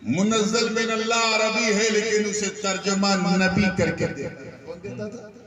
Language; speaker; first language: Urdu; native; Urdu